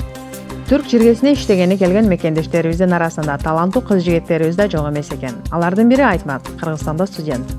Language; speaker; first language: Kyrgyz; native; Kyrgyz